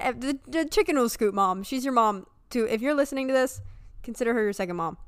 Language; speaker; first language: English; native; English